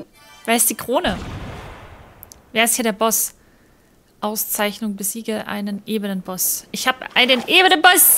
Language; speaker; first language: German; native; German